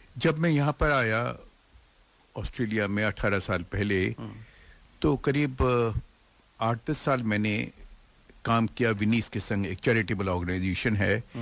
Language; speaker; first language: Hindi; native; Hindi